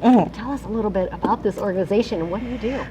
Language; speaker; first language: English; native; English